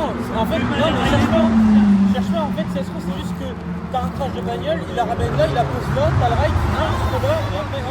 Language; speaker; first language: French; native; French